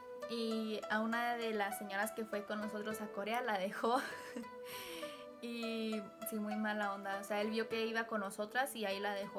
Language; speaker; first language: Spanish; early bilingual, heritage; Spanish